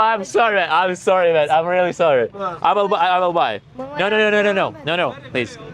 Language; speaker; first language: English; non-native, learner; Lithuanian